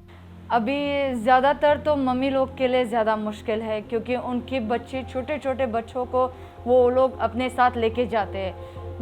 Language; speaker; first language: Hindi; non-native, fluent; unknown